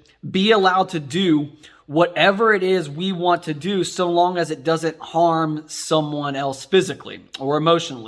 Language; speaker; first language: English; native; English